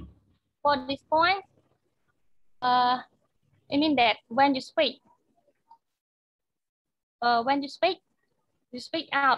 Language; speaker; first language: English; non-native, learner; Khmer